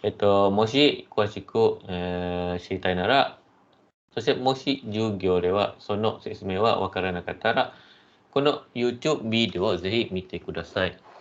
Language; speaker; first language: Japanese; non-native, fluent; Malay